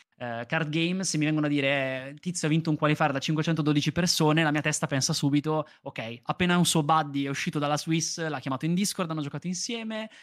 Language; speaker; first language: Italian; native; Italian